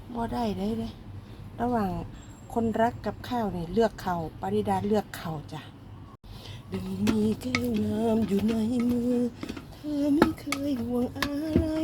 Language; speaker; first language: Thai; native; Thai